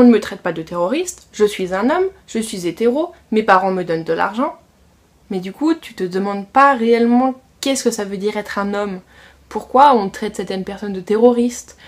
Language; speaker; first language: French; native; French